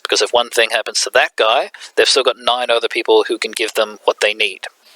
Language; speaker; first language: English; native; English